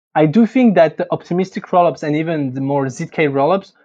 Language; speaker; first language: English; non-native, fluent; French